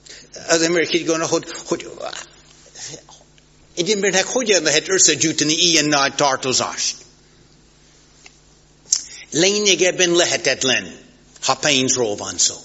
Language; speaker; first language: Hungarian; non-native, fluent; English